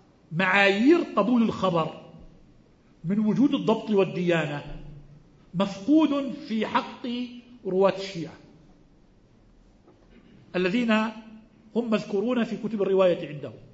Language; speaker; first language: Arabic; native; Arabic